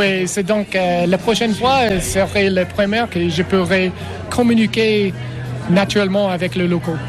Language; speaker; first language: French; non-native, learner; English